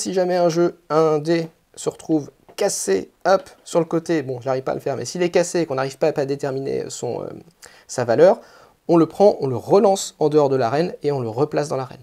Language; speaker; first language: French; native; French